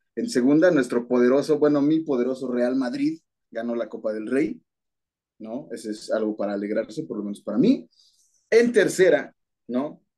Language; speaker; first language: Spanish; native; Spanish